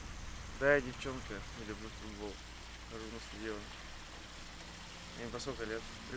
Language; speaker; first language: Russian; native; Russian